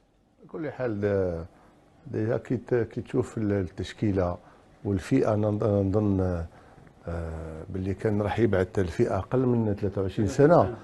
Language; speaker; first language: Arabic; native; Arabic